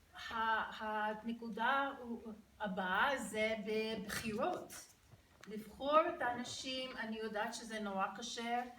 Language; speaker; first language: Hebrew; non-native, learner; English